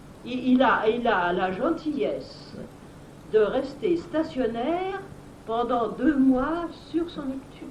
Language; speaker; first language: French; native; French